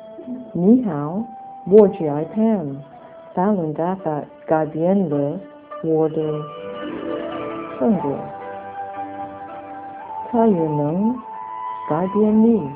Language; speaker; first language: Chinese; non-native, learner; English